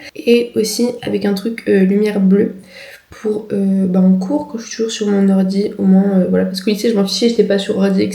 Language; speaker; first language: French; native; French